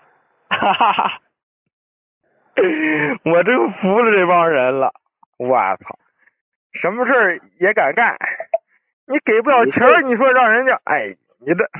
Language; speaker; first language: Chinese; native; Chinese